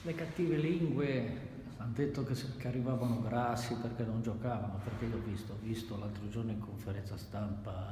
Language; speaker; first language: Italian; native; Italian